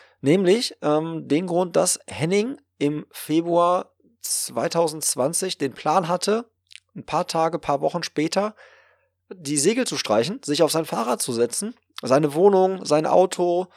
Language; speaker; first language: German; native; German